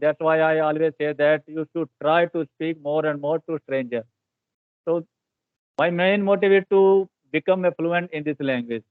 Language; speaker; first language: English; non-native, learner; Hindi